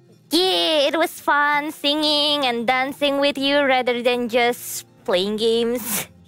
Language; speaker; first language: English; non-native, fluent; Indonesian